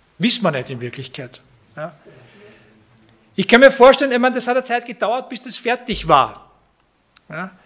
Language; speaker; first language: German; native; German